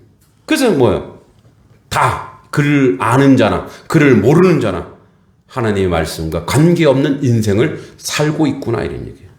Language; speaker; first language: Korean; native; Korean